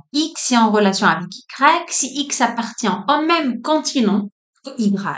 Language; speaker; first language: French; non-native, local second language; Arabic